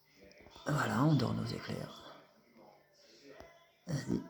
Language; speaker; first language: French; native; French